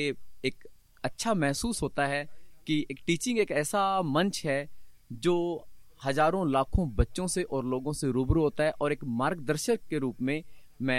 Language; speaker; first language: Hindi; native; Hindi